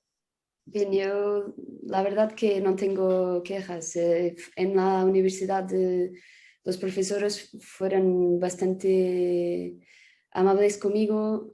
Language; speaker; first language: Spanish; non-native, fluent; Portuguese